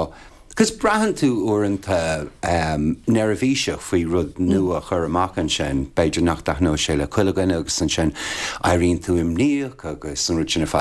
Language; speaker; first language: Irish; native; Irish